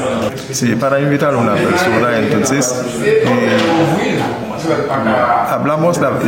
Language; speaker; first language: Spanish; non-native, fluent; Haitian Creole